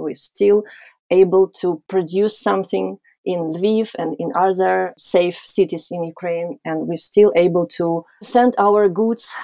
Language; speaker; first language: English; non-native, fluent; Ukrainian